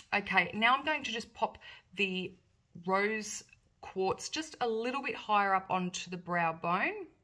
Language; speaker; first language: English; native; English